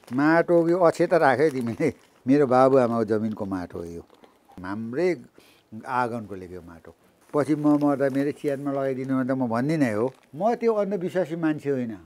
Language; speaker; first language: Nepali; native; Nepali